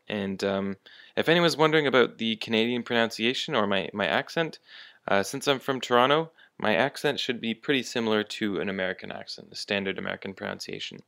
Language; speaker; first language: English; native; English